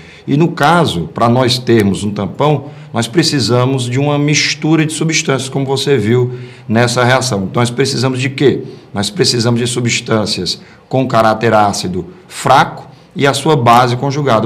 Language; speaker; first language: Portuguese; native; Portuguese